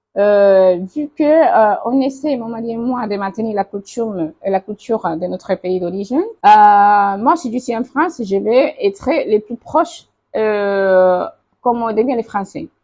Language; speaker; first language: French; non-native, fluent; Spanish